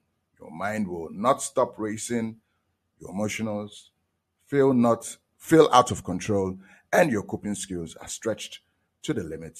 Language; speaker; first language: English; non-native, local second language; Igbo